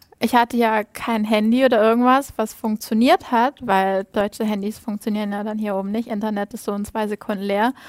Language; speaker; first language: German; native; German